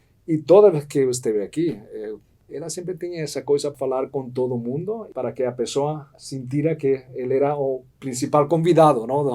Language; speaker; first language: Portuguese; non-native, fluent; Spanish